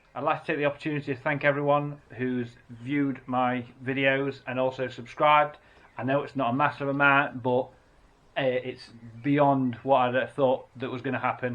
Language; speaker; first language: English; native; English